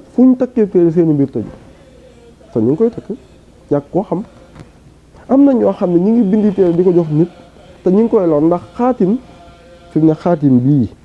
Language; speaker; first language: Wolof; native; Wolof